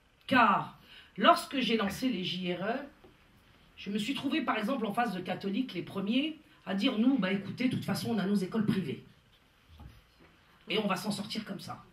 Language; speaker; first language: French; native; French